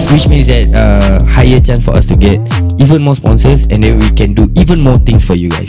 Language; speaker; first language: English; non-native, local second language; Malay